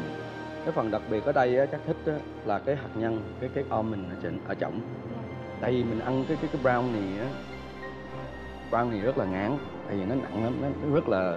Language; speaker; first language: Vietnamese; early bilingual, heritage; Vietnamese